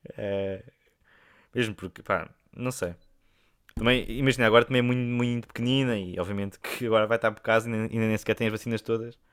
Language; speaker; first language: Portuguese; native; Portuguese